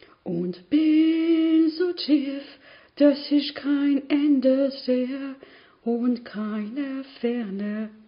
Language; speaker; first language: German; non-native, learner; French